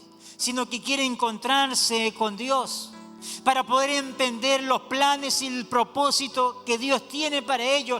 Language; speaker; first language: Spanish; native; Spanish